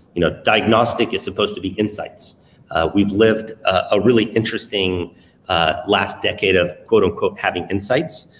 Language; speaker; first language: English; non-native, fluent; Spanish